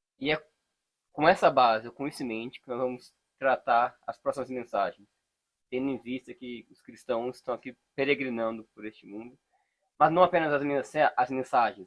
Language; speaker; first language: Portuguese; native; Portuguese